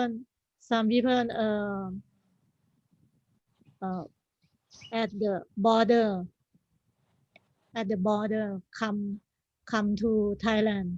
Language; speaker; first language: English; non-native, learner; Thai